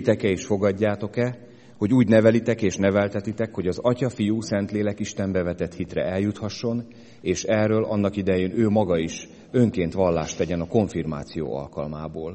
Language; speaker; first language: Hungarian; native; Hungarian